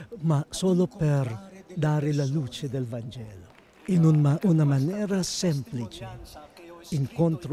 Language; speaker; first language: Italian; non-native, fluent; Filipino